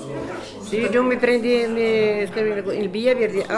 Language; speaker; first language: Spanish; non-native, learner; Berber languages